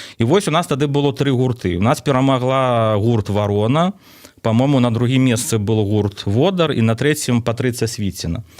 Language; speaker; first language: Belarusian; non-native, local second language; Russian